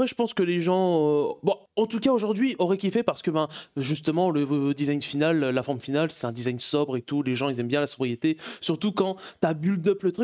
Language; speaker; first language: French; native; French